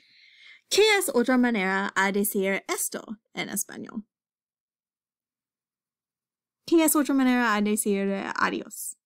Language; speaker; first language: Spanish; non-native, fluent; English